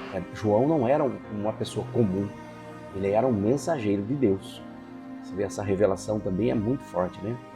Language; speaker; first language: Portuguese; native; Portuguese